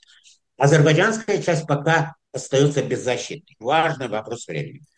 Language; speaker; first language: Russian; non-native, fluent; Azerbaijani